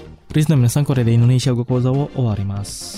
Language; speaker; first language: Japanese; non-native, fluent; Indonesian